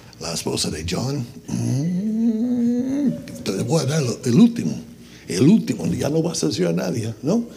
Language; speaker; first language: Spanish; non-native, fluent; English